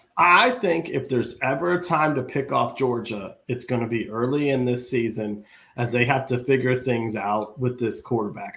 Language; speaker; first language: English; native; English